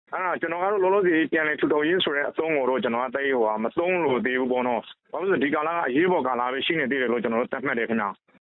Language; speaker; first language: Burmese; native; Burmese